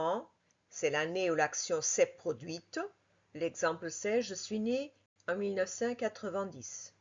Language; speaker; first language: French; non-native, fluent; Portuguese